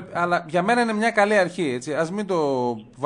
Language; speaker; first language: Greek; native; Greek